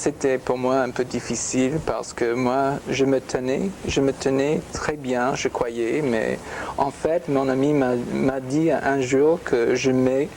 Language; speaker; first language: French; non-native, fluent; English